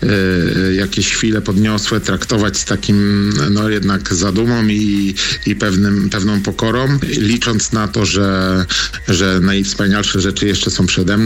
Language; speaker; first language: Polish; native; Polish